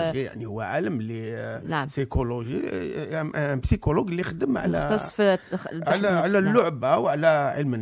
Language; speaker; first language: Arabic; native; Arabic